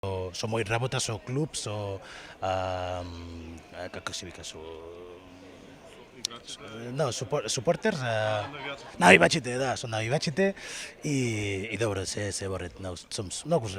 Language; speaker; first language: Macedonian; non-native, learner; Spanish